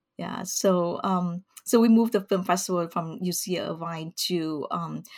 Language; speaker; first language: English; early bilingual, other home language; Vietnamese